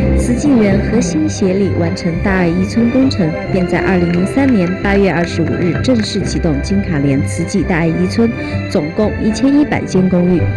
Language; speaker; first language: Chinese; native; Chinese